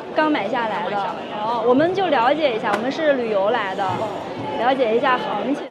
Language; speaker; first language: Chinese; native; Chinese